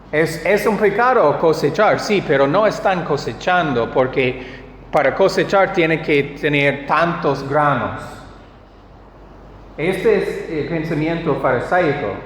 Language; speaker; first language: Spanish; non-native, fluent; English